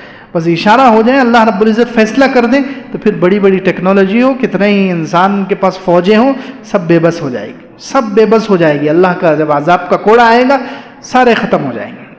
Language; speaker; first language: Urdu; native; Urdu